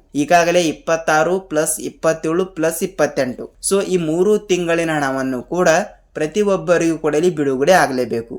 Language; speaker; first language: Kannada; native; Kannada